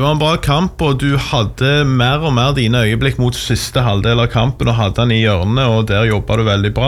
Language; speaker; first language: Norwegian; native; Norwegian